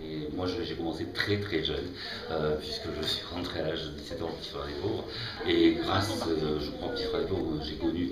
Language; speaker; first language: French; native; French